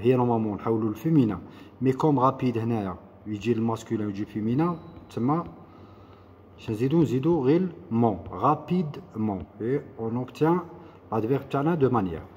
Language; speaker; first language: French; non-native, local second language; Arabic